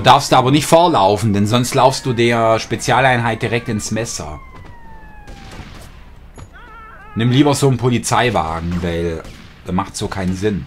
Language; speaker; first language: German; native; German